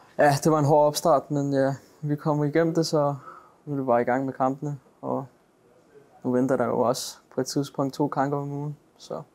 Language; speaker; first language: Danish; native; Danish